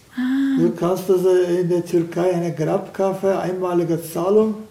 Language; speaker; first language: German; non-native, learner; Turkish